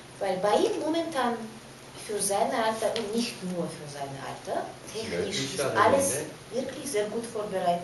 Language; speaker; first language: German; non-native, fluent; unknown